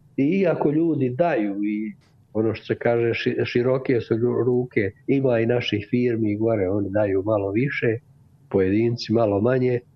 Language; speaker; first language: Serbian; native; Serbian